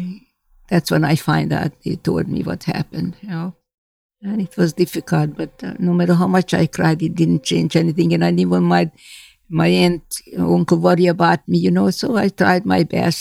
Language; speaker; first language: English; non-native, fluent; Hungarian